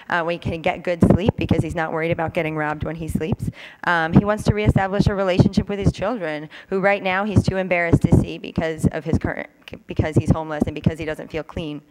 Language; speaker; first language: English; native; English